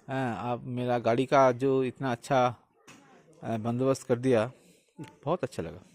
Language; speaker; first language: Hindi; non-native, local second language; Bangla